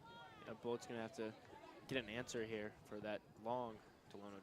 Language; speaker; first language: English; native; English